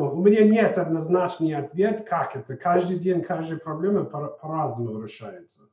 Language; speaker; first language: Russian; non-native, fluent; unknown